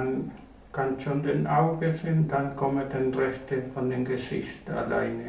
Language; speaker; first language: German; non-native, learner; Spanish